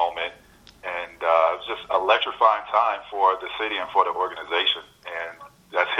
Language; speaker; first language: English; native; English